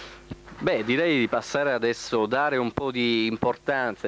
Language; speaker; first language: Italian; native; Italian